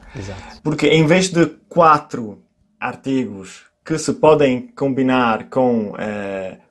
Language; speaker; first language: Portuguese; non-native, fluent; Italian